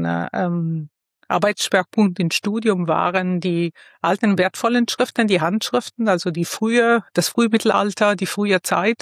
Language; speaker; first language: German; non-native, fluent; Italian